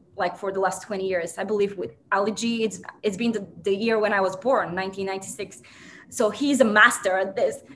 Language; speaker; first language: English; non-native, fluent; Bulgarian